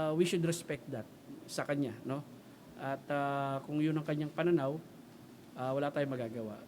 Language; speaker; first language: Filipino; native; Filipino